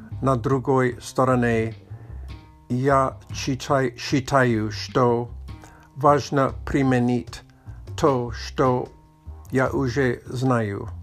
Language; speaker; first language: Russian; non-native, learner; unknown